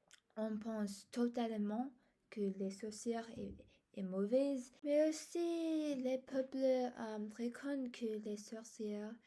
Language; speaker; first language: French; non-native, learner; English